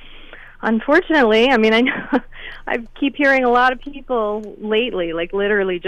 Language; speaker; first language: English; native; English